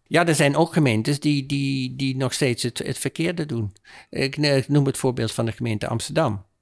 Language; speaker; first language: Dutch; native; Dutch